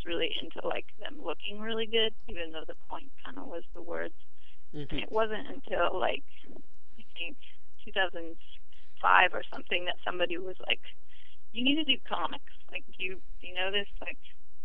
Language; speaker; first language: English; native; English